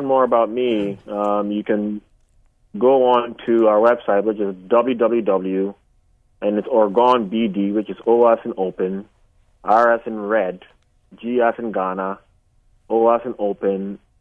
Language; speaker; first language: English; non-native, local second language; Akan